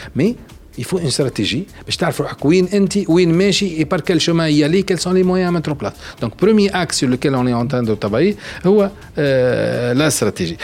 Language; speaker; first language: French; non-native, local second language; Arabic